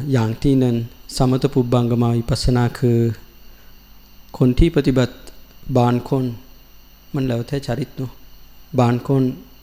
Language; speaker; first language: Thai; non-native, learner; Sinhala